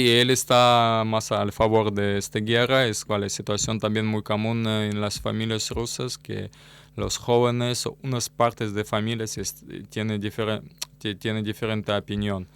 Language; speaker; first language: Spanish; non-native, learner; Russian